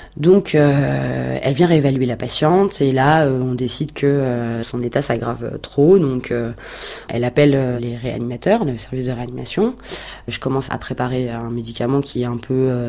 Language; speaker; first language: French; native; French